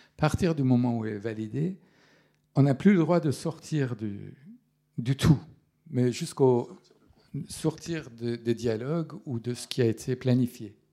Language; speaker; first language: French; non-native, fluent; Persian